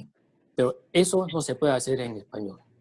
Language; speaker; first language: Spanish; early bilingual, other home language; Chinese